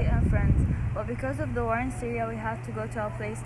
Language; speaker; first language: English; non-native, fluent; Arabic